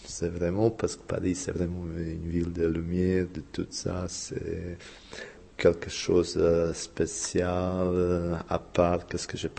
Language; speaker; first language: French; non-native, fluent; Bosnian